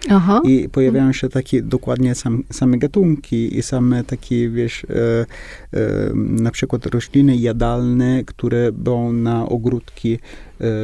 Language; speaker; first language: Polish; non-native, learner; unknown